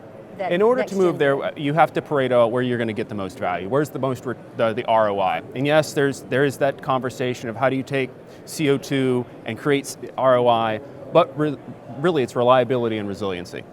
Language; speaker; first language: English; native; English